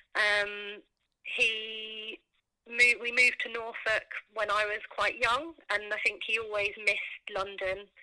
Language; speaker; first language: English; native; English